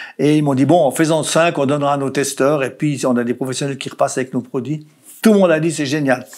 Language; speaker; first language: French; native; French